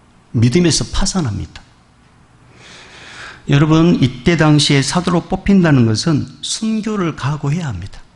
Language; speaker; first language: Korean; native; Korean